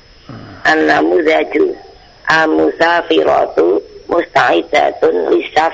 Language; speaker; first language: Arabic; non-native, learner; Indonesian